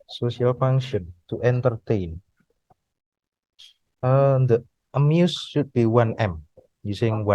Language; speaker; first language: English; non-native, fluent; Indonesian